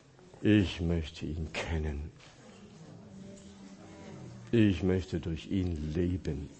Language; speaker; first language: German; non-native, fluent; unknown